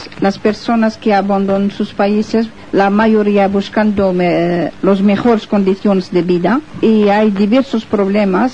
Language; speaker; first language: Spanish; non-native, fluent; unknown